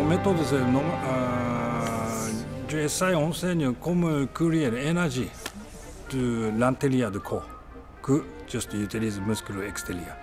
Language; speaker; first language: French; non-native, learner; Japanese